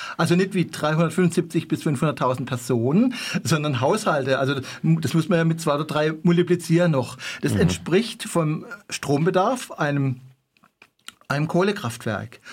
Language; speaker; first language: German; native; German